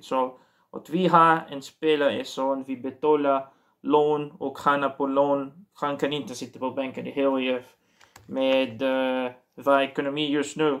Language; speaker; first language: Swedish; non-native, learner; Portuguese